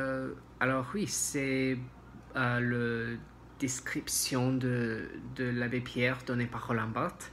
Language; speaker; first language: French; non-native, learner; English